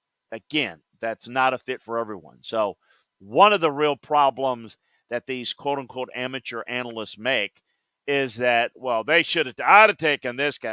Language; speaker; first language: English; native; English